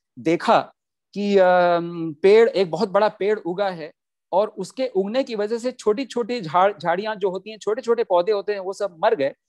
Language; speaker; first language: Hindi; native; Hindi